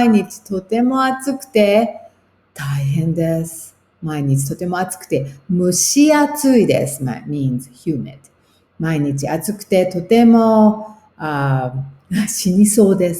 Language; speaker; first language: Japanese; non-native, fluent; English